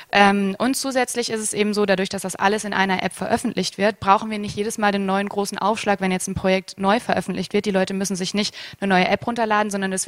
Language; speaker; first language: German; native; German